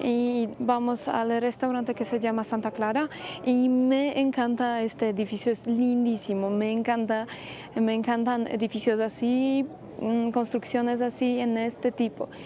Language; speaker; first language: Spanish; non-native, fluent; Polish